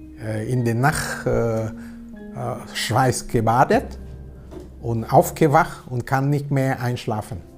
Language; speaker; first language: German; non-native, learner; Vietnamese